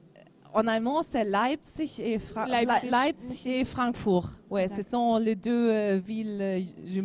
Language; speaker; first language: French; non-native, learner; German